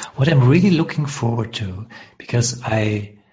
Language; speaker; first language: English; non-native, fluent; German